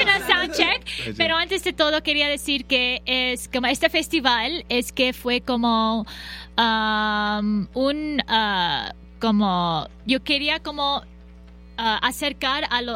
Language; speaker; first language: Spanish; non-native, fluent; Bangla